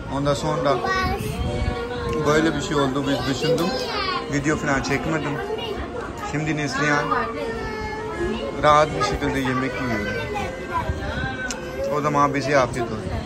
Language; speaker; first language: Turkish; non-native, learner; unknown